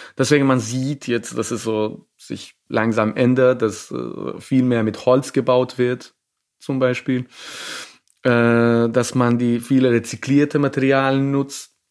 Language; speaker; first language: German; non-native, fluent; Serbian